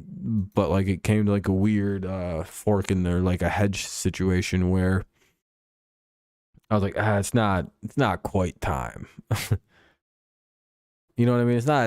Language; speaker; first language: English; native; English